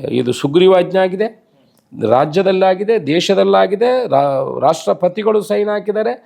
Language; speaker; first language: Kannada; non-native, local second language; Tulu